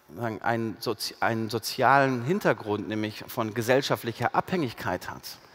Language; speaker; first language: German; native; German